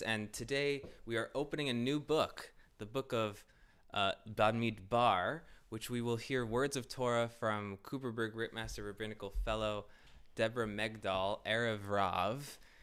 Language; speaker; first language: English; native; English